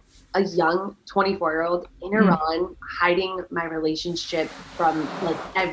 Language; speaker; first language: English; early bilingual, other home language; Persian